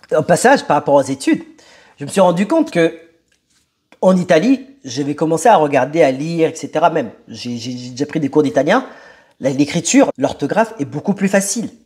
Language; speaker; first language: French; early bilingual, other home language; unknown